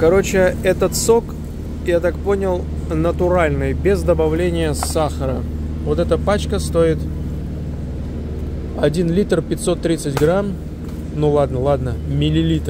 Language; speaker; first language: Russian; native; Russian